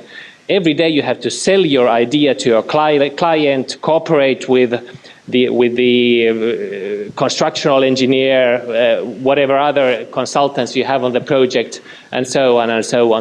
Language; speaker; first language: English; non-native, fluent; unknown